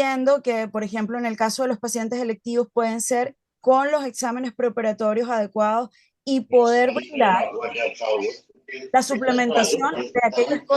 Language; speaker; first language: Spanish; native; Spanish